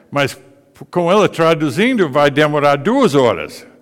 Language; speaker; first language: Portuguese; non-native, fluent; English